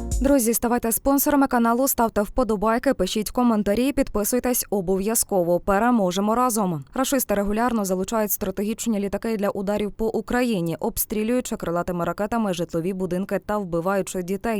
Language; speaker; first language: Ukrainian; native; Ukrainian